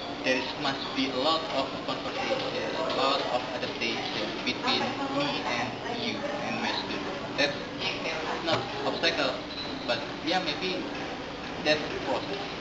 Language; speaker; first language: English; non-native, learner; Indonesian